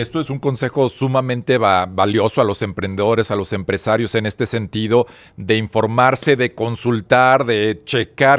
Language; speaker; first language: Spanish; native; Spanish